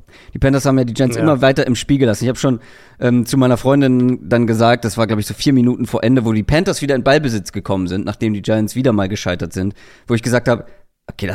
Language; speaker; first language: German; native; German